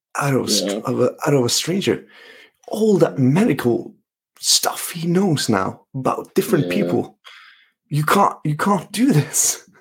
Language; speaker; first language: English; non-native, fluent; Norwegian